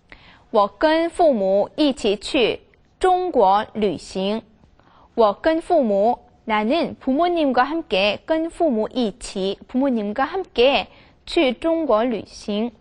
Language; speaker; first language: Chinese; non-native, fluent; Korean